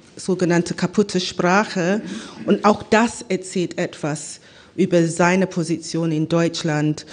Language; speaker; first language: German; non-native, fluent; English